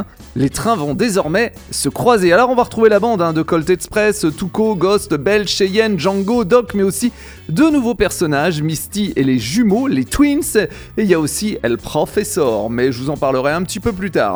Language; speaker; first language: French; native; French